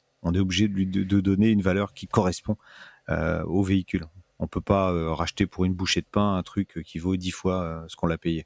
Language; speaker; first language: French; native; French